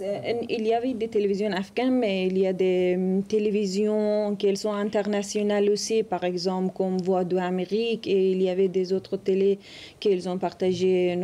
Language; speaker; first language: French; non-native, learner; Persian